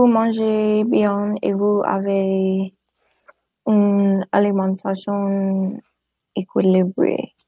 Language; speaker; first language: French; non-native, learner; English